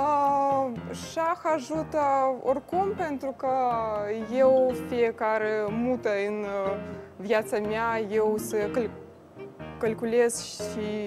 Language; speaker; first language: Romanian; non-native, learner; Russian